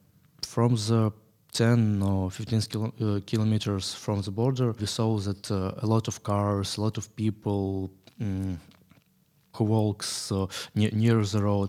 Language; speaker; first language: English; non-native, learner; Ukrainian